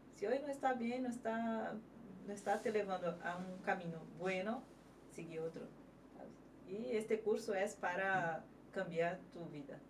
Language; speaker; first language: Spanish; non-native, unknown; Portuguese